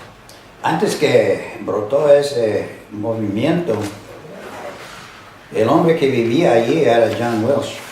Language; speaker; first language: Spanish; non-native, fluent; English